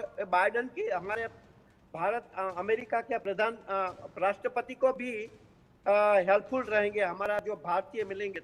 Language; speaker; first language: Hindi; non-native, local second language; Gujarati